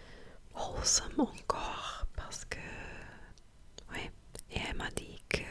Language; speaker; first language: French; non-native, fluent; German